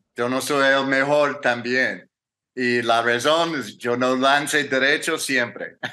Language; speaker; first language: Spanish; non-native, learner; English